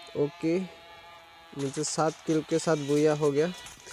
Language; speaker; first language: Hindi; non-native, local second language; Assamese